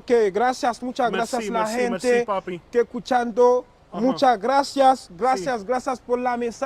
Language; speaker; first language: Spanish; non-native, learner; Haitian Creole